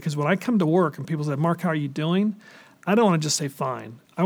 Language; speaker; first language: English; native; English